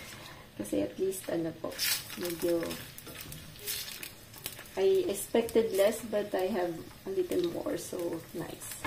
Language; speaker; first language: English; non-native, local second language; Filipino